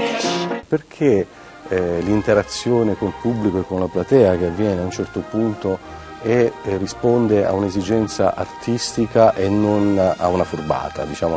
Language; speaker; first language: Italian; native; Italian